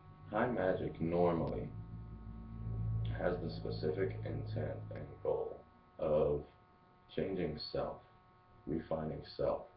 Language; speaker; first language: English; native; English